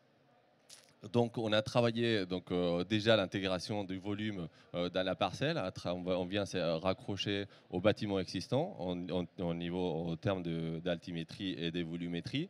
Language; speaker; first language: French; native; French